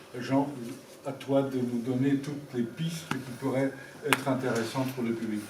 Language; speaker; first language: French; native; French